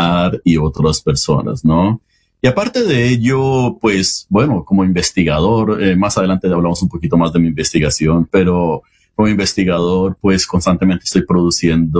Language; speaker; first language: Spanish; native; Spanish